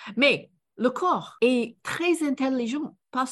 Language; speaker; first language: French; non-native, fluent; English